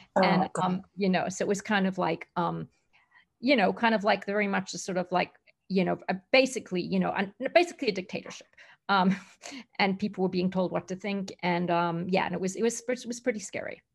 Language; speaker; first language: English; native; English